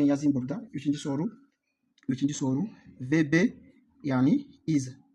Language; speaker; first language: Turkish; non-native, learner; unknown